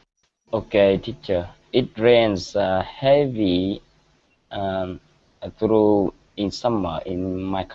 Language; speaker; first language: English; non-native, learner; Vietnamese